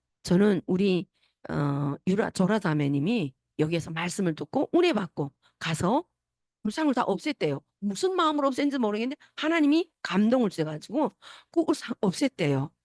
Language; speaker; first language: Korean; native; Korean